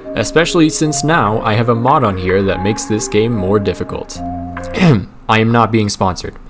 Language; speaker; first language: English; native; English